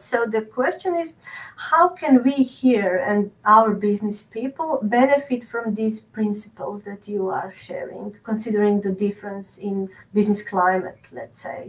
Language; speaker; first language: English; non-native, fluent; Croatian